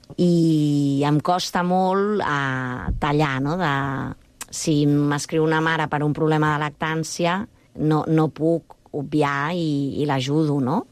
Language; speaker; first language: Catalan; native; Catalan